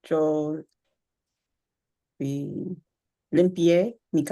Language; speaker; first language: Spanish; non-native, learner; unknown